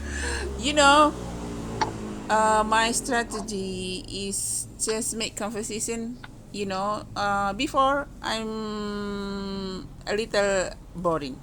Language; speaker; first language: English; non-native, learner; Indonesian